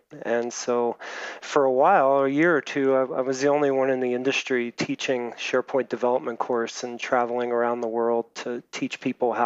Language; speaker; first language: English; native; English